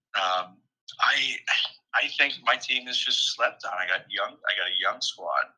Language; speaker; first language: English; native; English